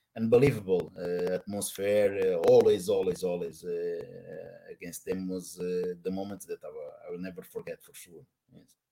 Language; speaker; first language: English; non-native, learner; Portuguese